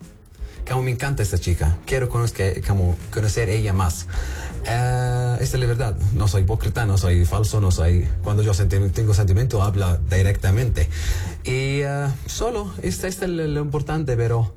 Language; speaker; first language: Spanish; non-native, learner; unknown